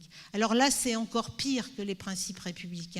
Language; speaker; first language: French; native; French